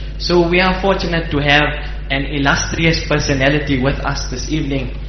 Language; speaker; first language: English; native; English